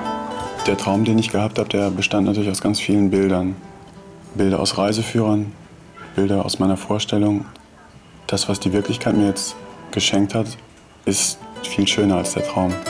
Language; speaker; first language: German; native; German